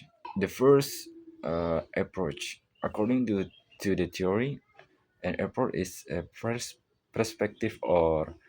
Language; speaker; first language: English; non-native, learner; Indonesian